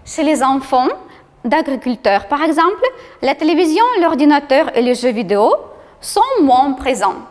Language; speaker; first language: French; non-native, fluent; Ukrainian